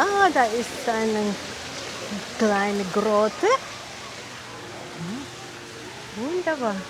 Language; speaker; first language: German; non-native, learner; Filipino